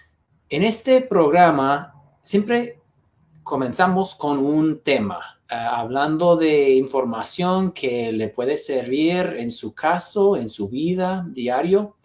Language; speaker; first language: Spanish; non-native, fluent; English